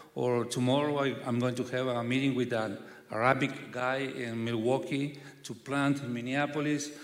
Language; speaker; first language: English; non-native, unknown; Spanish